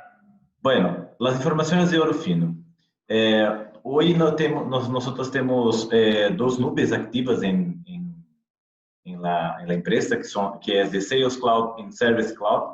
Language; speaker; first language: Spanish; non-native, fluent; Portuguese